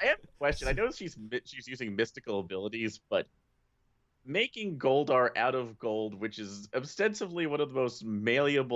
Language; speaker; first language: English; native; English